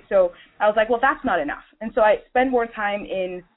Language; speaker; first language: English; non-native, local second language; Yoruba